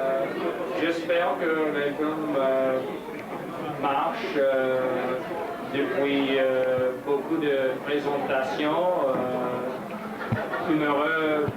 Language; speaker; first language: French; non-native, learner; English